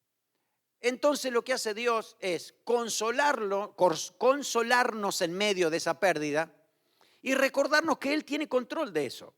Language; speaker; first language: Spanish; native; Spanish